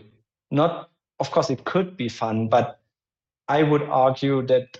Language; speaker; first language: English; non-native, fluent; German